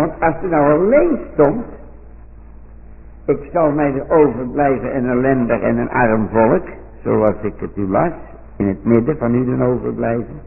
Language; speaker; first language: Dutch; native; Dutch